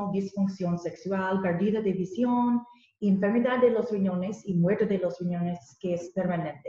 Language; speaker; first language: Spanish; non-native, learner; English